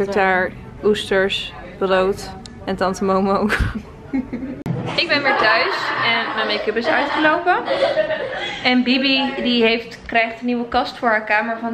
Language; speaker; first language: Dutch; native; Dutch